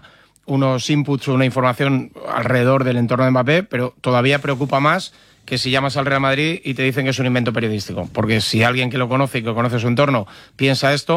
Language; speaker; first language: Spanish; native; Spanish